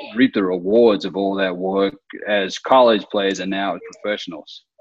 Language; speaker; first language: English; native; English